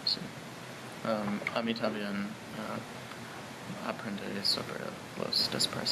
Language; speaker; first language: Spanish; non-native, learner; English